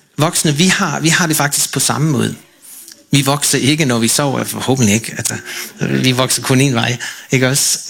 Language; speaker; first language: Danish; non-native, fluent; English